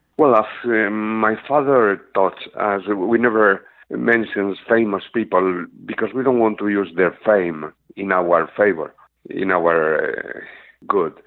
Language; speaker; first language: English; non-native, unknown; Spanish